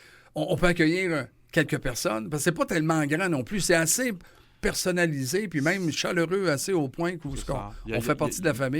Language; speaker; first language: French; native; French